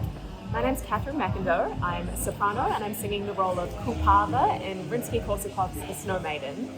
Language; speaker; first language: English; native; English